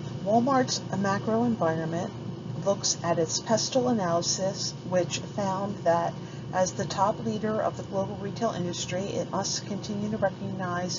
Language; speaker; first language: English; native; English